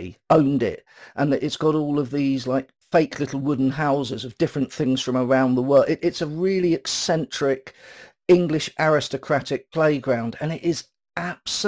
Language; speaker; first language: English; native; English